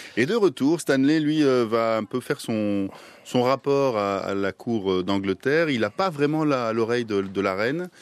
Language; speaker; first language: French; native; French